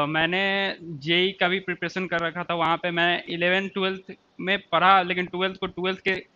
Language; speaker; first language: Hindi; native; Hindi